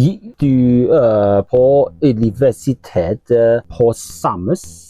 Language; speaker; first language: Norwegian; non-native, learner; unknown